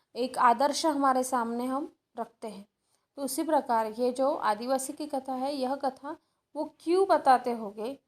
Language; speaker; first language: Hindi; non-native, local second language; Marathi